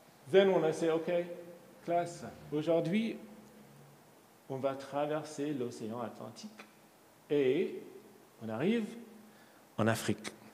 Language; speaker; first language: French; non-native, fluent; English